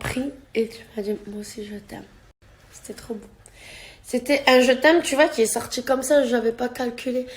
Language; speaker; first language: French; native; French